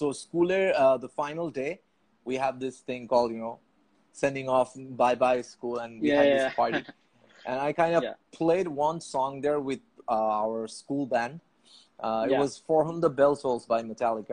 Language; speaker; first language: English; non-native, local second language; Bangla